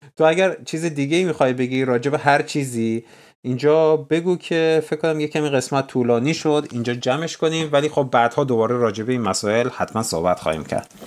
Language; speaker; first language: Persian; native; Persian